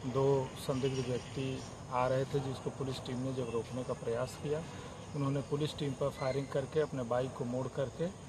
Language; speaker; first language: Hindi; native; Hindi